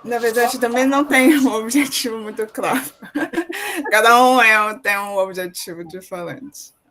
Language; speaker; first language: Portuguese; non-native, fluent; Chinese